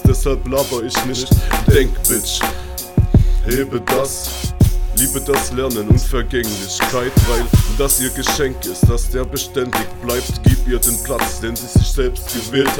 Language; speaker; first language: German; native; German